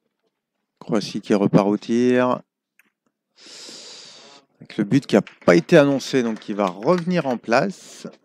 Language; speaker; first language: French; native; French